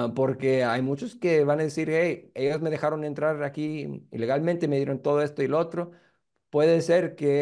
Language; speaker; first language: Spanish; early bilingual, heritage; Spanish